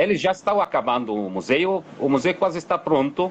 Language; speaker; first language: Portuguese; non-native, fluent; Arabic